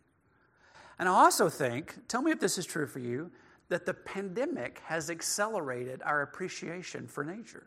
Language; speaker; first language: English; native; English